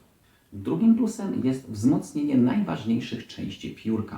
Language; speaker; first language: Polish; native; Polish